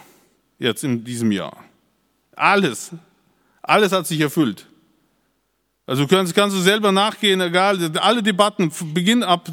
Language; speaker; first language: German; native; German